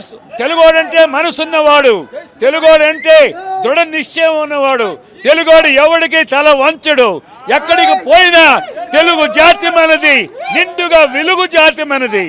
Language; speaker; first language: Telugu; native; Telugu